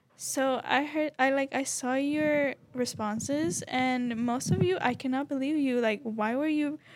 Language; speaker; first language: English; early bilingual, other home language; Spanish